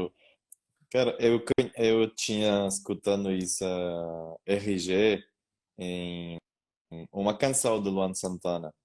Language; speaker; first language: Portuguese; non-native, learner; Spanish